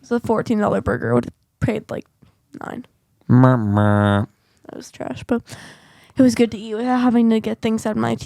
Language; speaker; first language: English; native; English